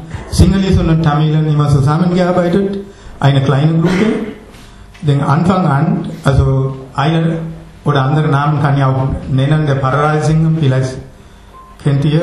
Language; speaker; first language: German; non-native, learner; Sinhala